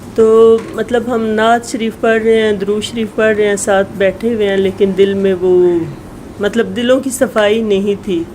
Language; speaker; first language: Urdu; native; Urdu